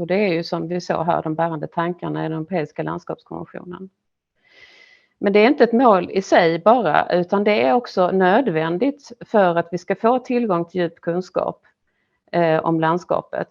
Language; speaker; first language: Swedish; native; Swedish